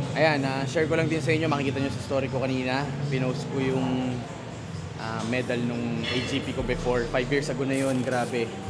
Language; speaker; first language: Filipino; native; Filipino